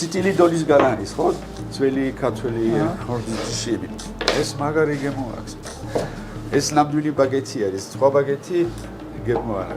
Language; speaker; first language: Georgian; non-native, learner; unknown